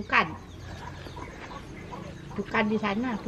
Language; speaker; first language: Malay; non-native, local second language; Balinese